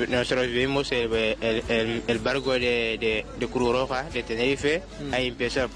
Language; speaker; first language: Spanish; non-native, learner; Wolof